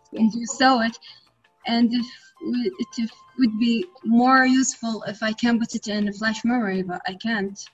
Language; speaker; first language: English; non-native, learner; Arabic